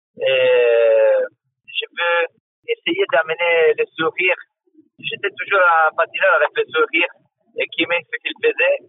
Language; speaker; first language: French; non-native, fluent; Italian